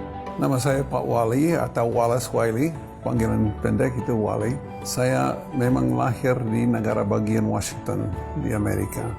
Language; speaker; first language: Indonesian; non-native, fluent; English